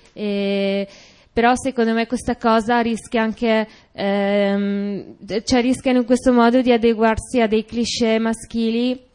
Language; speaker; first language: Italian; native; Italian